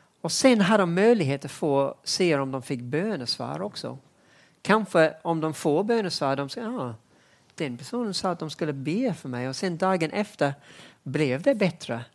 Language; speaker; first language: Swedish; non-native, fluent; English